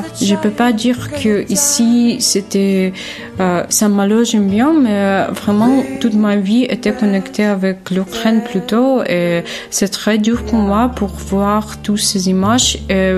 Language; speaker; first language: French; non-native, fluent; Ukrainian